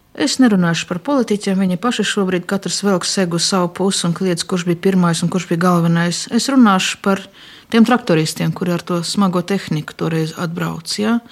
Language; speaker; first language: Latvian; non-native, local second language; Russian